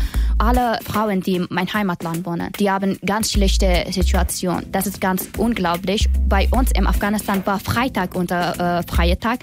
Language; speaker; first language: German; non-native, learner; Persian